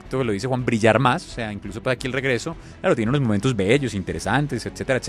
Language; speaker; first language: Spanish; native; Spanish